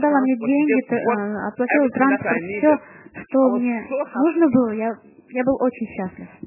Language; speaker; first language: Russian; native; Russian